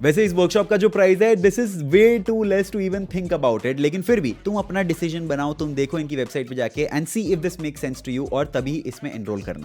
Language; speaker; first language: Hindi; native; Hindi